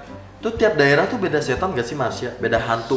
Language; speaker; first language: Indonesian; native; Indonesian